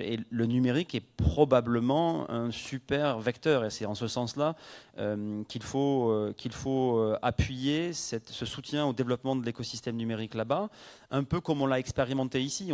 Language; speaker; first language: French; native; French